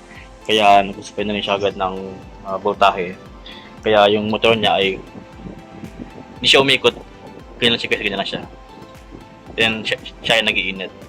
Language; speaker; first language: Filipino; native; Filipino